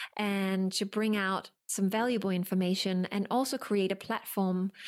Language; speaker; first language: English; non-native, fluent; Danish